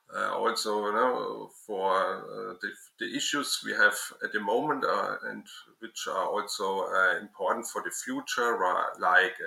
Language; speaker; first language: English; non-native, learner; German